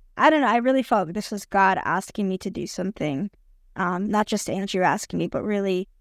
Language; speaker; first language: English; native; English